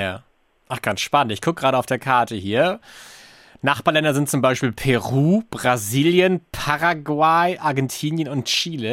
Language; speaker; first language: German; native; German